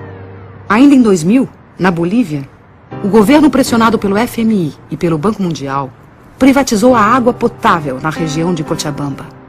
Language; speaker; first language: Portuguese; native; Portuguese